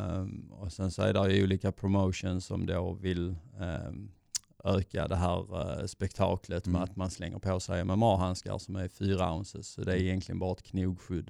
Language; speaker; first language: Swedish; native; Swedish